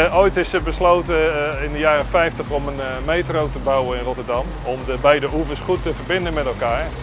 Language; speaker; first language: Dutch; native; Dutch